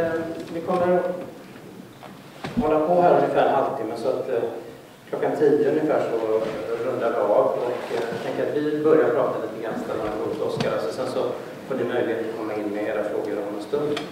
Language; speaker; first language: Swedish; native; Swedish